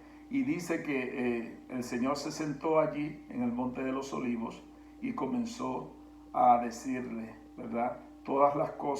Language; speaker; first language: Spanish; native; Spanish